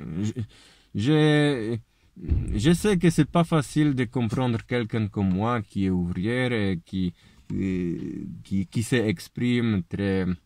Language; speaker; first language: French; non-native, learner; Polish